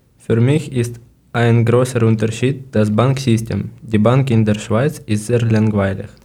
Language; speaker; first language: German; non-native, learner; Ukrainian